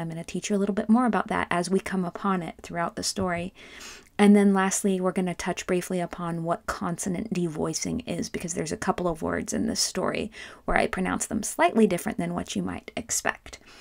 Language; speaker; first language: English; native; English